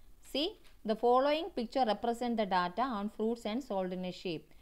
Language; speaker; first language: English; non-native, local second language; Tamil